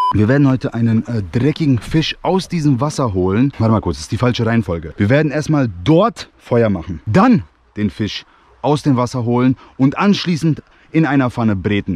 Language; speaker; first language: German; early bilingual, other home language; Bosnian